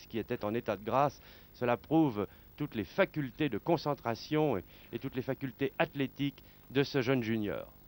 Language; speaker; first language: French; native; French